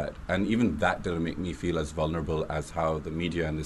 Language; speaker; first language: English; non-native, local second language; Urdu